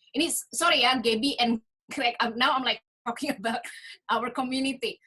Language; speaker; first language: English; non-native, fluent; Indonesian